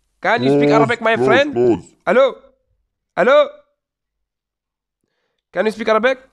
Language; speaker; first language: English; non-native, learner; Arabic